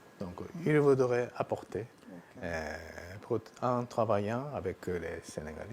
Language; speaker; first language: French; non-native, fluent; Japanese